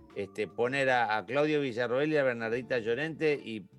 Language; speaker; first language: Spanish; native; Spanish